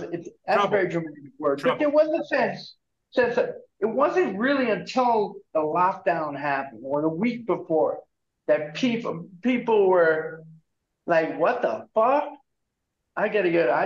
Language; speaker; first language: English; native; English